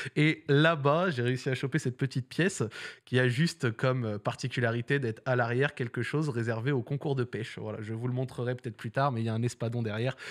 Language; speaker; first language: French; native; French